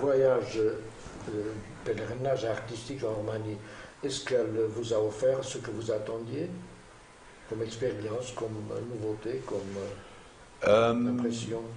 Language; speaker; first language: French; non-native, fluent; Romanian